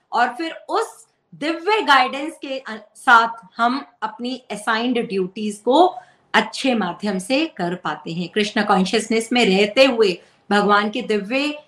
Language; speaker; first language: Hindi; native; Hindi